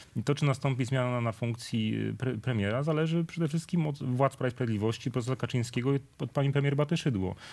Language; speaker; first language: Polish; native; Polish